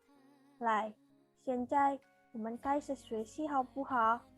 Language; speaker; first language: Chinese; non-native, learner; Indonesian